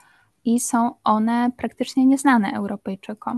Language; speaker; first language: Polish; native; Polish